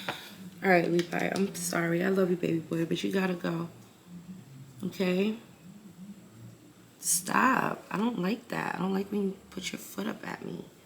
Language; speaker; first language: English; native; English